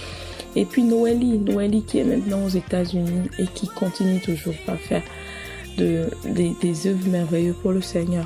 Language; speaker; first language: French; non-native, local second language; Ewe